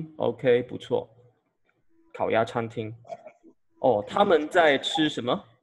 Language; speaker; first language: Chinese; non-native, fluent; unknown